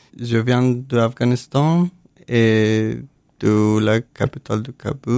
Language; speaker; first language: French; non-native, learner; Persian